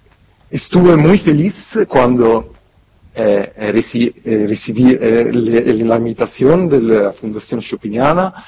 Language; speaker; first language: Spanish; non-native, fluent; Italian